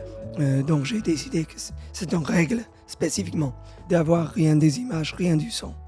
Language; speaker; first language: French; non-native, learner; English